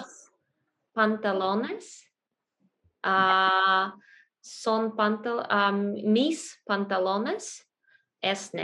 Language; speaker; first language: Spanish; non-native, learner; Russian